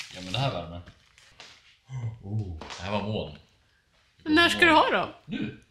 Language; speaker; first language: Swedish; native; Swedish